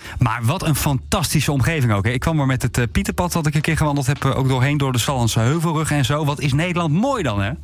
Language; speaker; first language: Dutch; native; Dutch